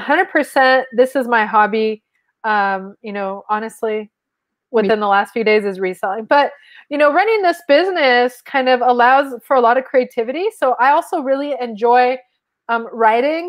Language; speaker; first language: English; non-native, fluent; Spanish